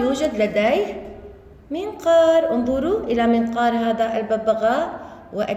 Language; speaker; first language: Arabic; native; Arabic